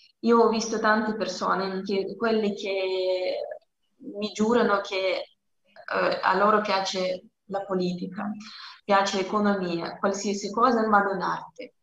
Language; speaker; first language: Italian; non-native, learner; Russian